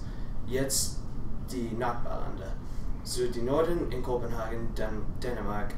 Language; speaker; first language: German; non-native, learner; English